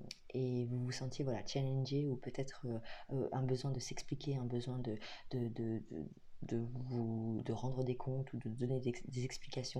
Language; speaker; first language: French; native; French